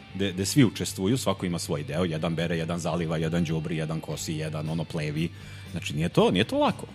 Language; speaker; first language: Serbian; native; Serbian